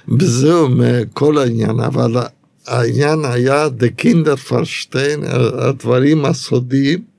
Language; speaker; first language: Hebrew; non-native, fluent; Spanish